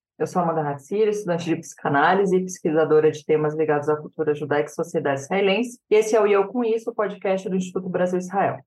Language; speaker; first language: Portuguese; native; Portuguese